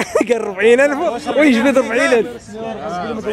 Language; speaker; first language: Arabic; native; Arabic